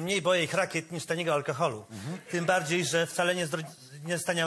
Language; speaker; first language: Polish; native; Polish